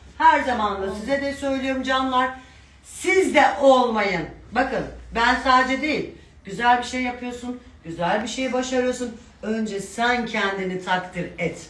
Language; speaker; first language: Turkish; native; Turkish